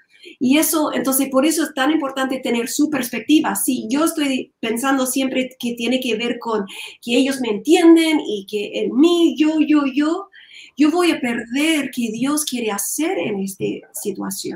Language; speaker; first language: Spanish; non-native, learner; English